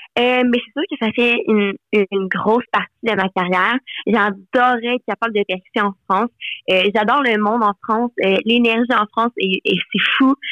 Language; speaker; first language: French; non-native, local second language; English